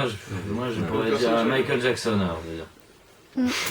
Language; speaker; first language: French; native; French